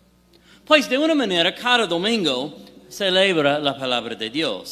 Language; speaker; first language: Spanish; non-native, fluent; English